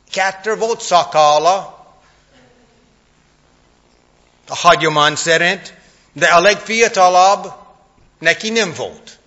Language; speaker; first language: Hungarian; non-native, fluent; English